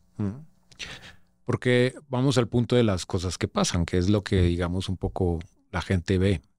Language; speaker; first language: Spanish; native; Spanish